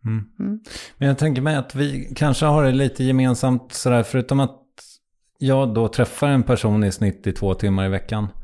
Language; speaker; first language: Swedish; native; Swedish